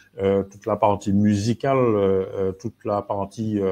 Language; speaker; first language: French; native; French